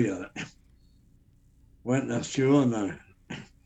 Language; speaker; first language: English; native; English